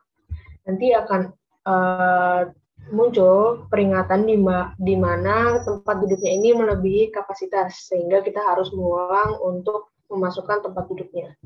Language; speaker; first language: Indonesian; native; Indonesian